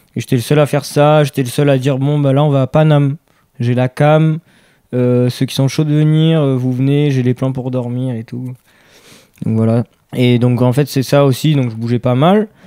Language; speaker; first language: French; native; French